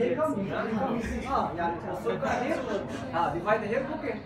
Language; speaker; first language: German; non-native, learner; Arabic